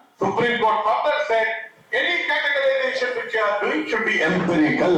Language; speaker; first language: English; non-native, local second language; Telugu